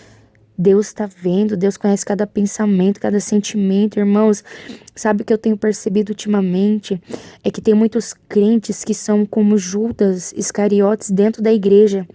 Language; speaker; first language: Portuguese; native; Portuguese